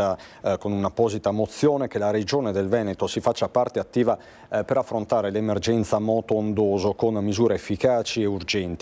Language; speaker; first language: Italian; native; Italian